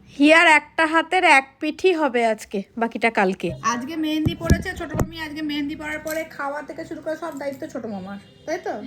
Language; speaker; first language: Bangla; non-native, local second language; Hindi